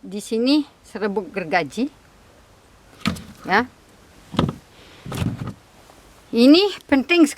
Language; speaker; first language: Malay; non-native, fluent; Dutch